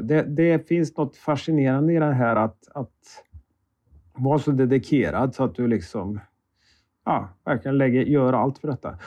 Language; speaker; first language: Swedish; native; Swedish